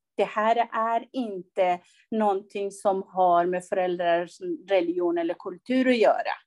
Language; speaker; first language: Swedish; non-native, fluent; Persian